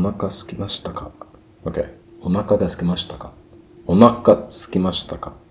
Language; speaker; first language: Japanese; non-native, learner; English